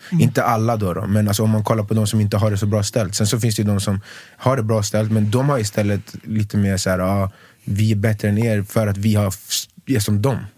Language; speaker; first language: Swedish; native; Swedish